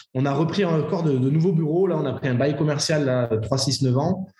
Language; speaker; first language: French; native; French